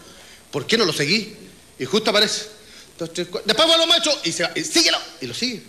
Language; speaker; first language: Spanish; native; Spanish